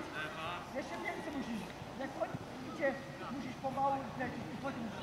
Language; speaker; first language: Polish; early bilingual, heritage; Polish